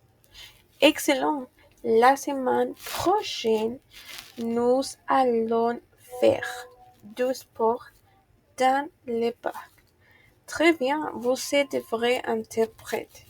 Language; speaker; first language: French; non-native, fluent; Spanish